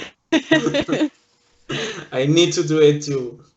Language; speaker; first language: English; non-native, learner; Spanish